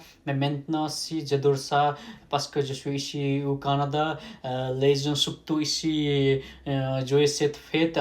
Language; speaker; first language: French; non-native, learner; Nepali